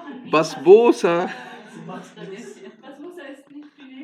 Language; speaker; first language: German; non-native, fluent; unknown